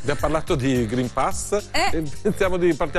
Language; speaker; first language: Italian; native; Italian